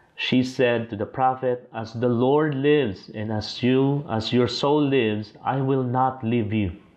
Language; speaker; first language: English; non-native, local second language; Filipino